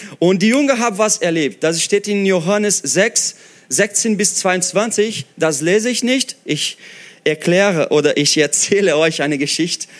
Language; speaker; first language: German; non-native, fluent; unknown